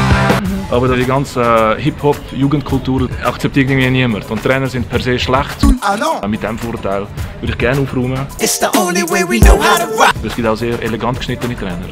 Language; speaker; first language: German; early bilingual, other home language; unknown